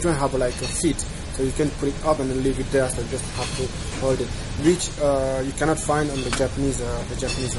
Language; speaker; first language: English; non-native, fluent; French